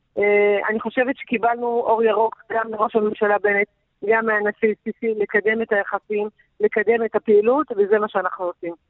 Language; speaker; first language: Hebrew; native; Hebrew